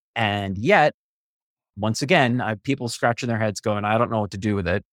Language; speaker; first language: English; native; English